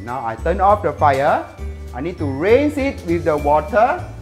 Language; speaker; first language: English; non-native, local second language; Chinese